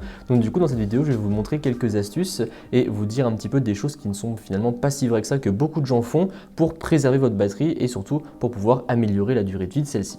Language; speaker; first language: French; native; French